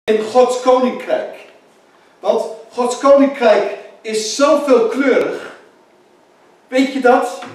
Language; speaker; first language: Dutch; native; Dutch